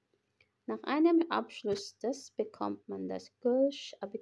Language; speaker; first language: German; non-native, fluent; Filipino